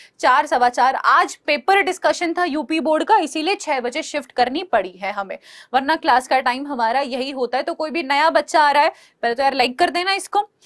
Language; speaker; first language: Hindi; native; Hindi